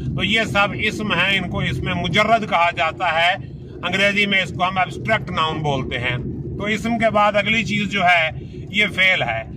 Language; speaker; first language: Urdu; native; Urdu